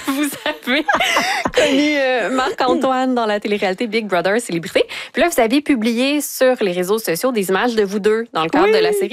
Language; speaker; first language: French; native; French